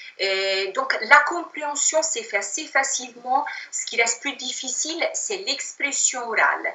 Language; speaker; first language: French; non-native, fluent; Italian